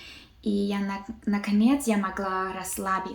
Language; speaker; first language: Russian; early bilingual, heritage; Russian